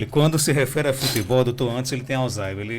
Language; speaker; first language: Portuguese; native; Portuguese